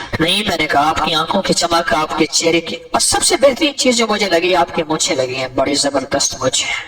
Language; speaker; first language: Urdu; non-native, local second language; Punjabi